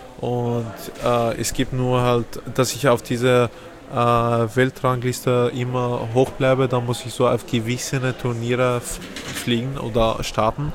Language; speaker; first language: German; non-native, fluent; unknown